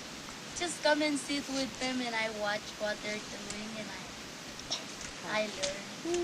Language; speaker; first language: English; non-native, learner; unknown